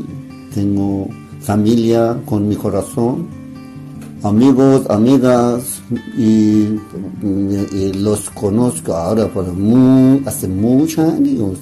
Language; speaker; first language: Spanish; non-native, learner; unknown